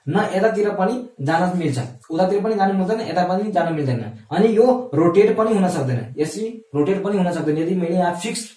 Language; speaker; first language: Nepali; non-native, local second language; Maithili